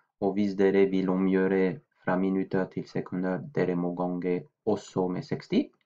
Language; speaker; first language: Norwegian; non-native, fluent; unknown